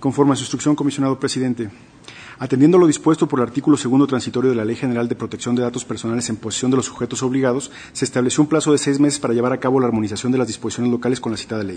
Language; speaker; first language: Spanish; native; Spanish